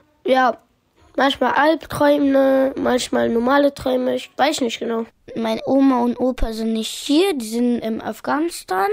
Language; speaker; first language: German; early bilingual, other home language; Pashto